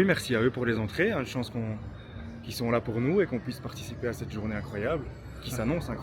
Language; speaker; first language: French; native; French